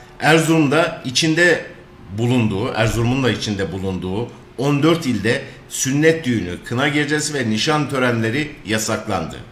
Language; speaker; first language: Turkish; native; Turkish